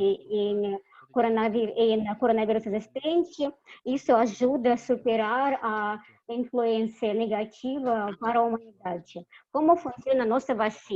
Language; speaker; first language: Portuguese; non-native, fluent; Russian